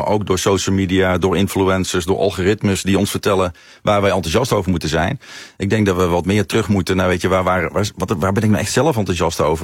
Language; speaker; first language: Dutch; native; Dutch